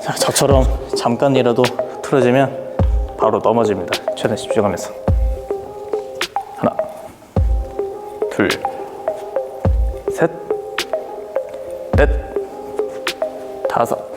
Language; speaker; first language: Korean; native; Korean